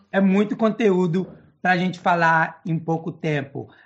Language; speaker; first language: Portuguese; non-native, fluent; English